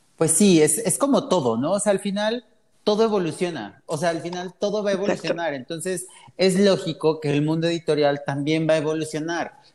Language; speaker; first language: Spanish; native; Spanish